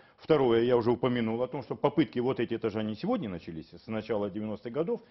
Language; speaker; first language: Russian; native; Russian